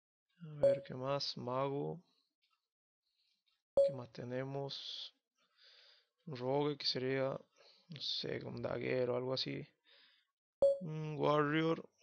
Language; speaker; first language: Spanish; native; Spanish